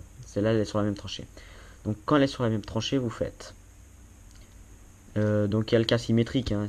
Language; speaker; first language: French; native; French